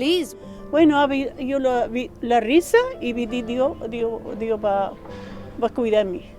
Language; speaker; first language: Spanish; non-native, learner; Arabic